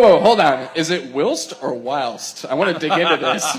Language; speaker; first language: English; native; English